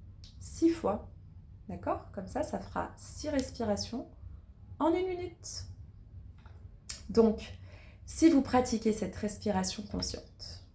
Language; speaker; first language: French; native; French